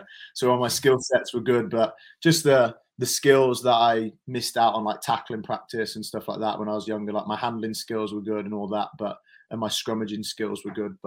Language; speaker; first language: English; native; English